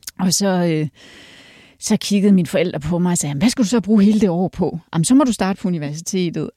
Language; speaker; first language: Danish; early bilingual, other home language; Polish